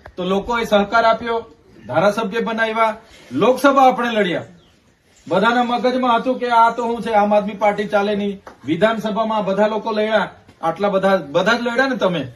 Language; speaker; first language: Gujarati; non-native, local second language; Vasavi